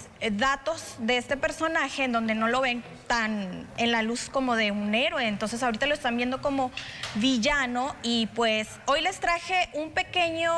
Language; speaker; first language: Spanish; native; Spanish